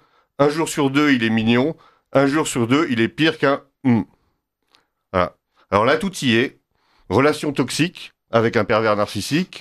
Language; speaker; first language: French; native; French